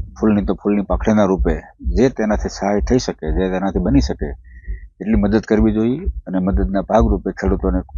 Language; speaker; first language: Gujarati; native; Gujarati